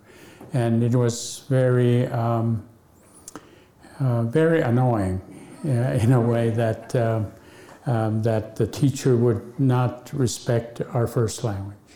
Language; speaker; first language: English; early bilingual, other home language; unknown